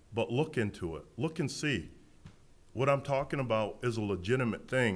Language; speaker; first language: English; native; English